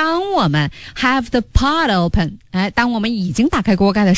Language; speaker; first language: Chinese; native; Chinese